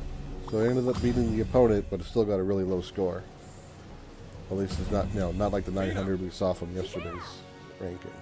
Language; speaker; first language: English; native; English